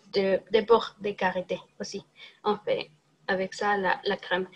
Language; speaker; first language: French; non-native, learner; Spanish